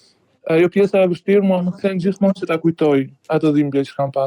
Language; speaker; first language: Albanian; native; Albanian